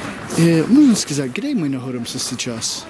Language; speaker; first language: Russian; non-native, learner; English